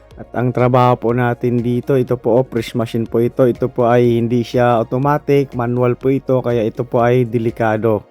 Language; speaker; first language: Filipino; non-native, local second language; Cebuano